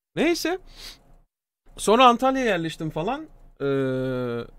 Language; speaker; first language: Turkish; native; Turkish